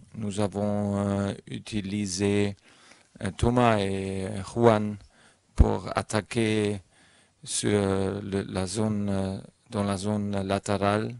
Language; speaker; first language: French; non-native, fluent; German